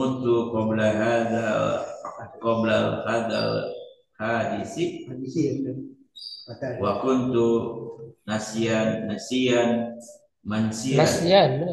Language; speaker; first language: Arabic; non-native, learner; Indonesian